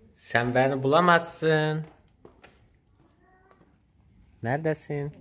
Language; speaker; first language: Turkish; native; Turkish